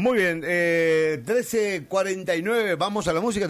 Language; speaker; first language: Spanish; native; Spanish